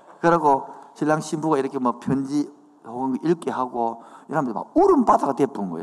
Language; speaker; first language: Korean; native; Korean